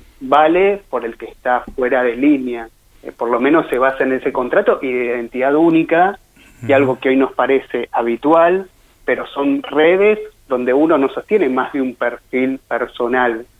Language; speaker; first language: Spanish; native; Spanish